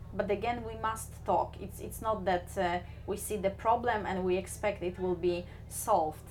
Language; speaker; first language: English; non-native, fluent; Polish